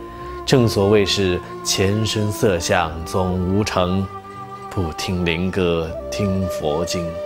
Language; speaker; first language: Chinese; native; Chinese